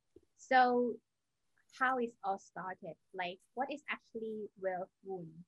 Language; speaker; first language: English; non-native, learner; Thai